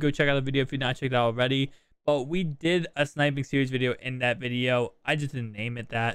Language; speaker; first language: English; native; English